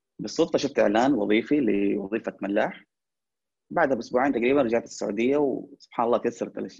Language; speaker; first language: Arabic; native; Arabic